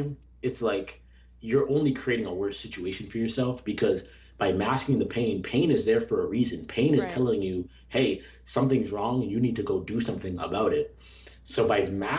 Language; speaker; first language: English; native; English